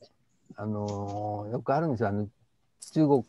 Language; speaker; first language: Japanese; native; Japanese